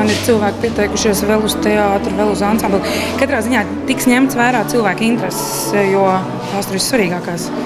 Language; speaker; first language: Latvian; native; Latvian